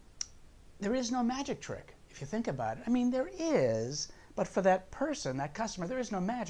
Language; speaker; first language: English; native; English